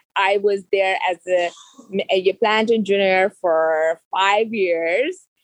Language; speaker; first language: English; non-native, local second language; Urdu